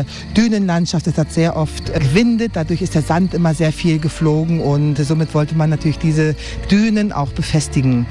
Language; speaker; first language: German; native; German